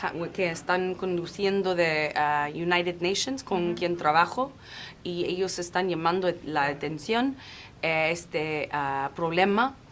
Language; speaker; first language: Spanish; non-native, fluent; English